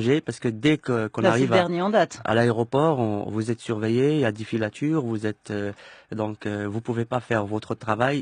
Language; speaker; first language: French; non-native, local second language; Arabic